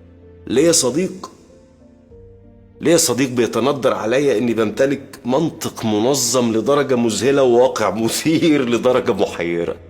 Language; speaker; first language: Arabic; native; Arabic